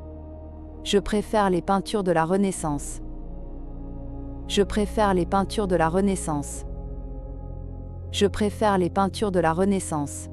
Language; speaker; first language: French; native; French